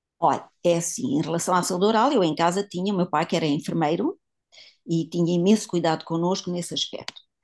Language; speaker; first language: Portuguese; native; Portuguese